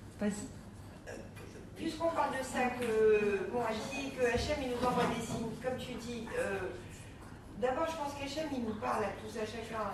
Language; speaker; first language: French; native; French